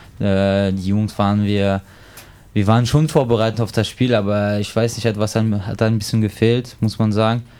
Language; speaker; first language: German; non-native, fluent; French